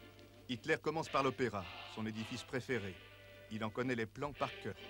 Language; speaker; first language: French; native; French